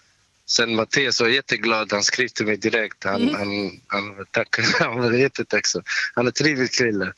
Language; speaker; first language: Swedish; non-native, learner; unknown